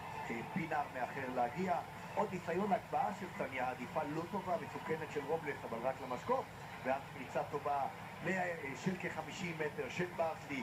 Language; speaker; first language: Hebrew; native; Hebrew